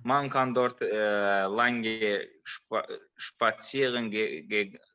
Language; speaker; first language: German; non-native, learner; Azerbaijani